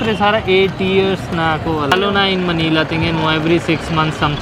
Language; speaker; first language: Filipino; non-native, learner; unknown